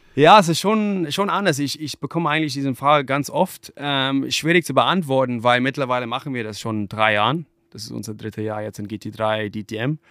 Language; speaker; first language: German; non-native, fluent; English